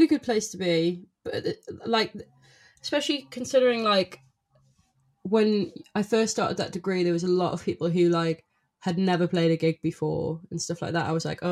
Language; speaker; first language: English; native; English